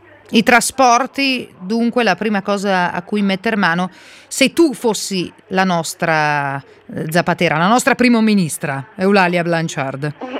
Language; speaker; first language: Italian; native; Italian